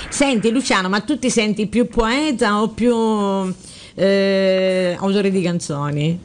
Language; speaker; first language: Italian; native; Italian